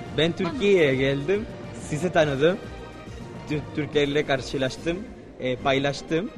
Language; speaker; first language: Turkish; non-native, fluent; Spanish